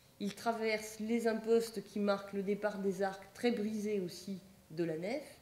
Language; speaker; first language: French; native; French